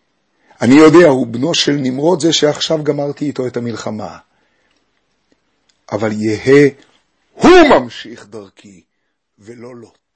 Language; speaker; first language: Hebrew; native; Hebrew